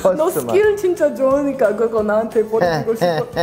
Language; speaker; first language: Korean; non-native, learner; English